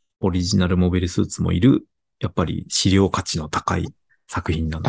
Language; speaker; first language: Japanese; native; Japanese